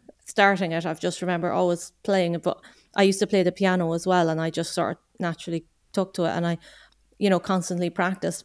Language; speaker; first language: English; native; English